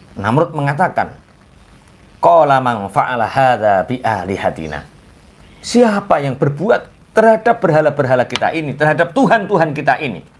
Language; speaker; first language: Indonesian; non-native, local second language; Javanese